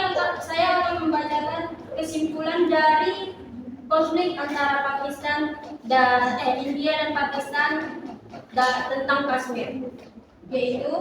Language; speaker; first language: Indonesian; native; Indonesian